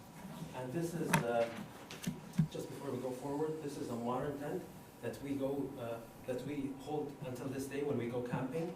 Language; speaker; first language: English; non-native, fluent; Arabic